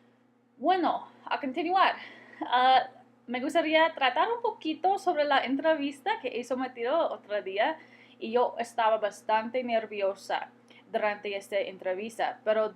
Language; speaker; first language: Spanish; non-native, fluent; English